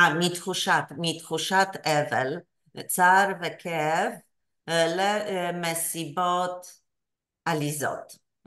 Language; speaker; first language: Hebrew; non-native, learner; Polish